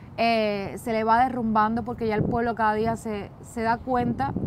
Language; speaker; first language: Spanish; native; Spanish